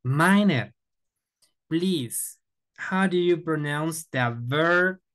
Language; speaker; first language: English; non-native, fluent; Spanish